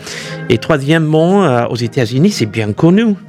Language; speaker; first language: French; non-native, fluent; English